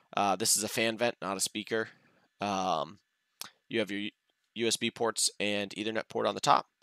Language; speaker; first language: English; native; English